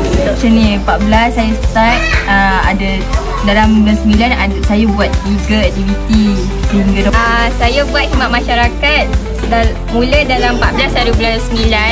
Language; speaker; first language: Malay; native; Malay